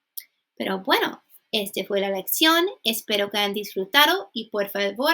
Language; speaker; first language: Spanish; non-native, fluent; English